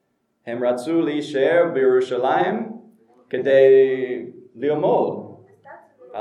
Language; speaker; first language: Hebrew; non-native, fluent; English